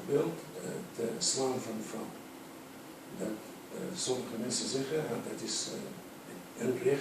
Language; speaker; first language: Dutch; non-native, fluent; Arabic